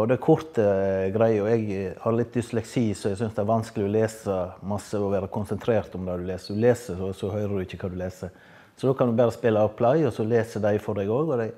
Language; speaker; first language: Norwegian; native; Norwegian